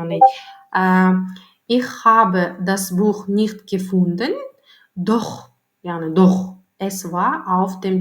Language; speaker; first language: German; non-native, learner; Turkmen